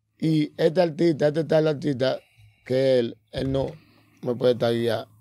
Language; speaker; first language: Spanish; early bilingual, heritage; Spanish